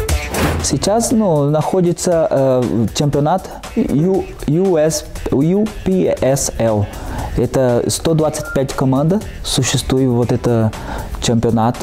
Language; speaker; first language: Russian; non-native, fluent; Portuguese